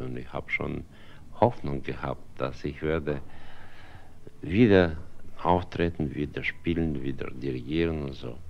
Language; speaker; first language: German; non-native, fluent; Russian